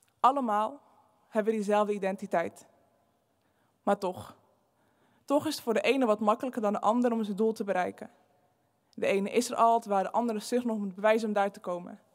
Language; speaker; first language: Dutch; early bilingual, other home language; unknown